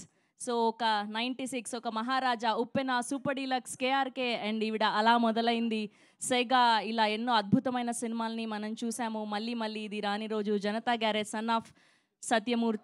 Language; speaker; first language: Telugu; native; Telugu